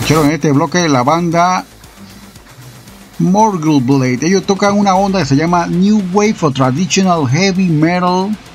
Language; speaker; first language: Spanish; native; Spanish